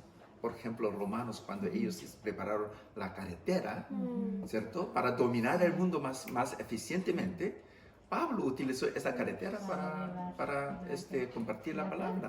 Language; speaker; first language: Spanish; non-native, fluent; English